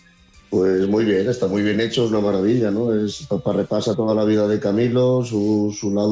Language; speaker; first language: Spanish; native; Spanish